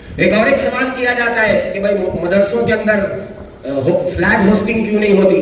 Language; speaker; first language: Urdu; native; Urdu